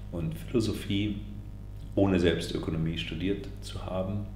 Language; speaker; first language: German; native; German